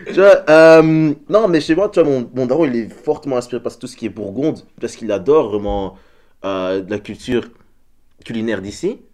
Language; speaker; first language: French; early bilingual, other home language; Dutch